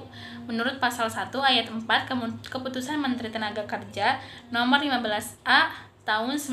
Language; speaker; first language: Indonesian; native; Indonesian